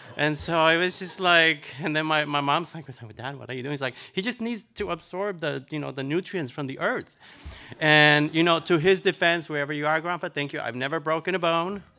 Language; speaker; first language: English; early bilingual, other home language; Spanish